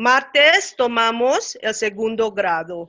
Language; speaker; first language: Spanish; non-native, fluent; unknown